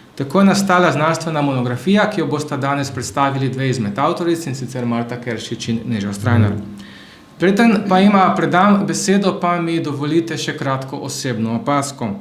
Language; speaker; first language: Slovenian; native; Slovenian